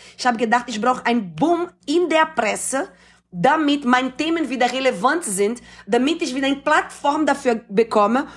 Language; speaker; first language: German; non-native, fluent; Portuguese